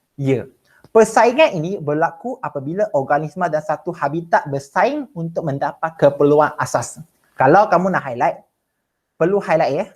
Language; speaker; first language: Malay; non-native, local second language; Chinese